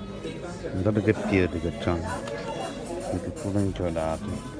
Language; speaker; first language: Italian; native; Italian